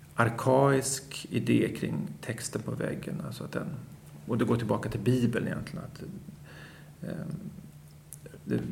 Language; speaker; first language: Swedish; native; Swedish